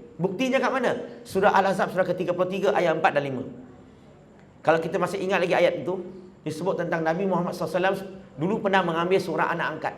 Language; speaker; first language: Malay; non-native, local second language; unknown